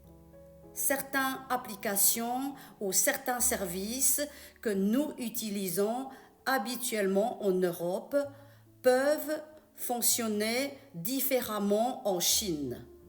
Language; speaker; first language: French; non-native, fluent; Chinese